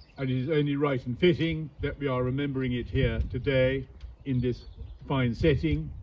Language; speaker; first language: English; native; English